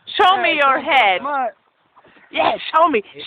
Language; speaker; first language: English; non-native, learner; German